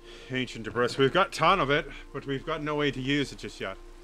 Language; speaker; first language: English; native; English